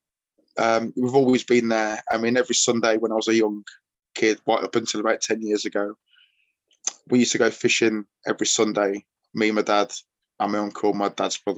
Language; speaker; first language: English; native; English